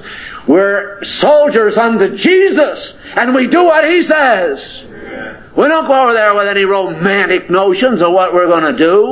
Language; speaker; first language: English; native; English